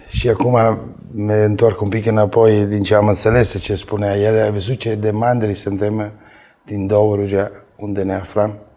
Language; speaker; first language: Romanian; non-native, fluent; Italian